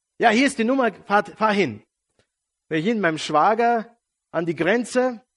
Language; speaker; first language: German; non-native, fluent; Serbian